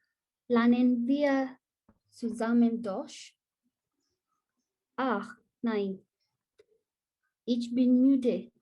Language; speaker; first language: German; non-native, learner; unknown